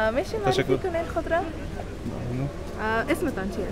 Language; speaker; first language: Persian; native; Persian